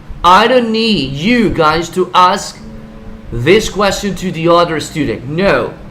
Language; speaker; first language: English; non-native, fluent; Spanish